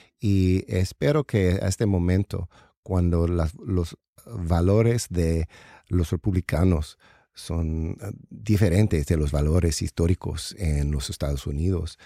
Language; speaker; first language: Spanish; non-native, learner; English